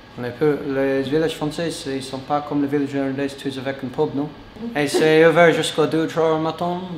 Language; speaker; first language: French; non-native, learner; English